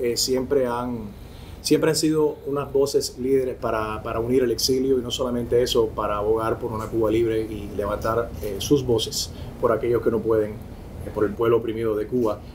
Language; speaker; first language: Spanish; native; Spanish